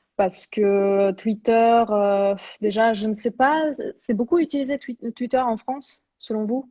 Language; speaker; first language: French; non-native, fluent; Russian